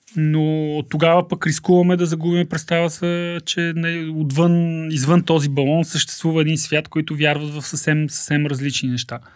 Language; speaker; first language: Bulgarian; native; Bulgarian